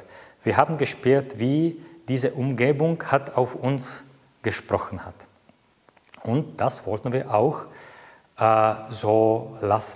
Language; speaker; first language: German; non-native, fluent; Czech